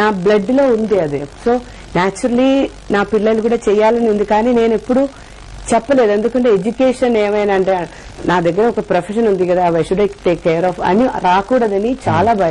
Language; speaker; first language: Telugu; non-native, fluent; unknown